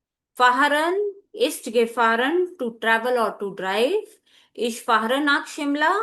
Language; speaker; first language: German; non-native, learner; Hindi